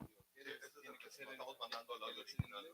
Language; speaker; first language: Spanish; native; Spanish